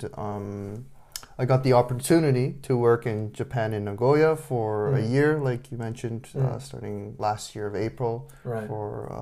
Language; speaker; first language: English; non-native, fluent; Japanese